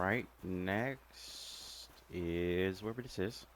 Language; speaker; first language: English; native; English